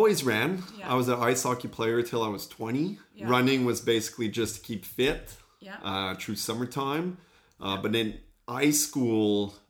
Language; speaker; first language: English; non-native, fluent; French